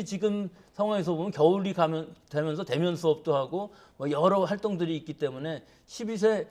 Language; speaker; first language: Korean; native; Korean